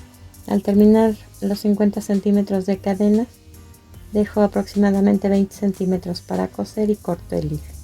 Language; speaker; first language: Spanish; native; Spanish